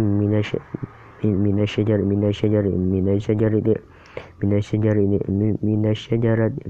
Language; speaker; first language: Arabic; non-native, learner; Indonesian